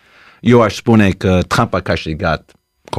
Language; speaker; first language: Romanian; early bilingual, heritage; Romanian